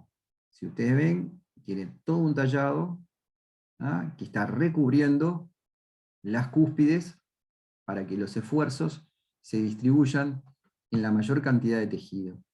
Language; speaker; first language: Spanish; native; Spanish